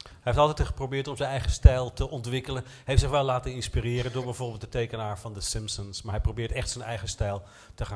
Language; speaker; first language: Dutch; native; Dutch